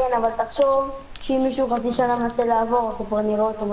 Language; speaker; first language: Hebrew; native; Hebrew